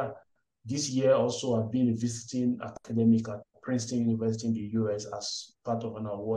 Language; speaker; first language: English; non-native, local second language; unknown